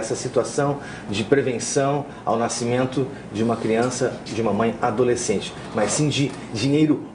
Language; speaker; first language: Portuguese; native; Portuguese